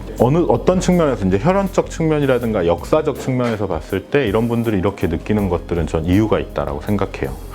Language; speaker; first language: Korean; native; Korean